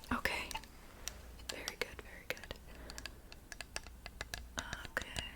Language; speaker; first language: English; native; English